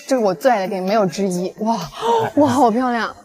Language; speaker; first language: Chinese; native; Chinese